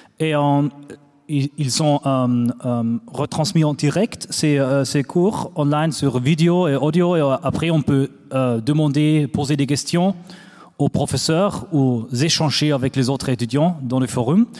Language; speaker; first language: French; non-native, fluent; German